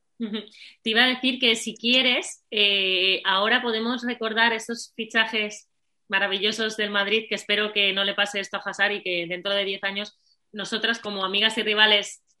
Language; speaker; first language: Spanish; native; Spanish